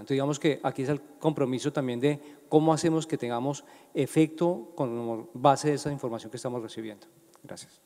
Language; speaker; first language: Spanish; native; Spanish